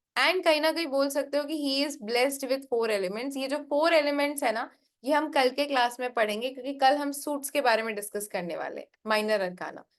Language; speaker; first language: Hindi; non-native, local second language; Bangla